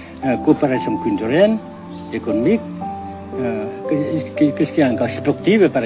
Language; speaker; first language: French; non-native, fluent; Vietnamese